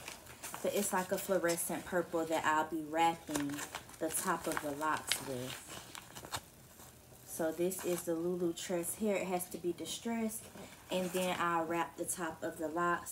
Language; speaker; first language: English; native; English